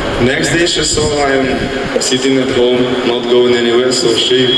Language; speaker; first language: English; non-native, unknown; Russian